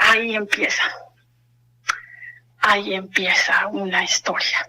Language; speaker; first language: Spanish; native; Spanish